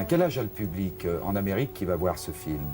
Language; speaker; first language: French; native; French